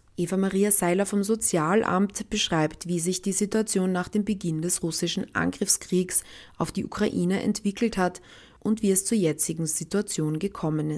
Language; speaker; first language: German; native; German